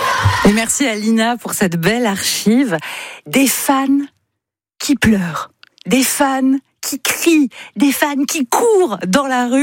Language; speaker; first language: French; native; French